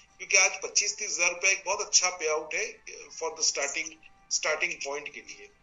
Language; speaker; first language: Hindi; native; Hindi